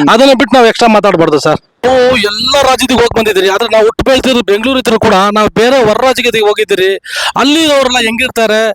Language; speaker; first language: Kannada; native; Kannada